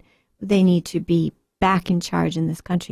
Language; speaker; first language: English; native; English